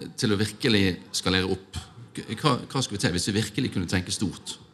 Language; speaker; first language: Norwegian; native; Norwegian